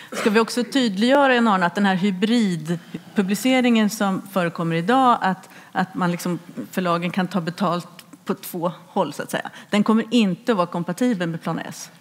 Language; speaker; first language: Swedish; native; Swedish